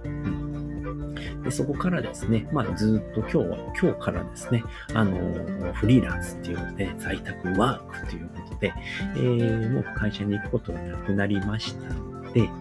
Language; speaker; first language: Japanese; native; Japanese